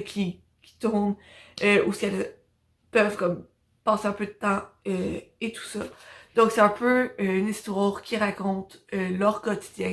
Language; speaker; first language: French; native; French